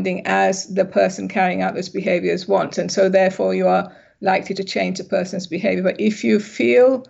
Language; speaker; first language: English; native; English